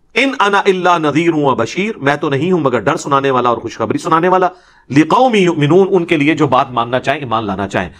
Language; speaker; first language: Urdu; non-native, local second language; Punjabi